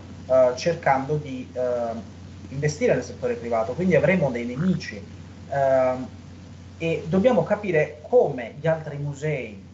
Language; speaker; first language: Italian; native; Italian